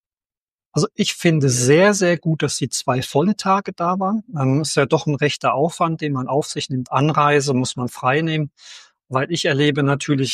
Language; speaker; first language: German; native; German